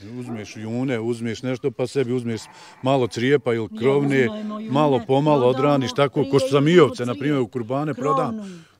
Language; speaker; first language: Croatian; native; Croatian